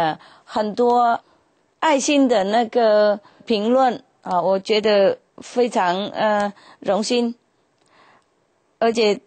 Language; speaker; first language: Chinese; non-native, fluent; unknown